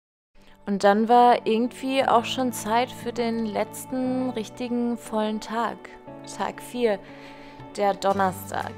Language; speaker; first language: German; native; German